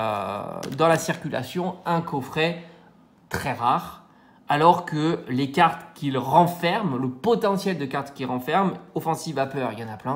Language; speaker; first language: French; native; French